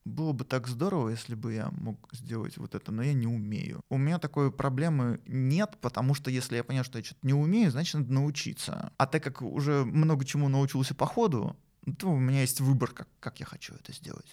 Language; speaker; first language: Russian; native; Russian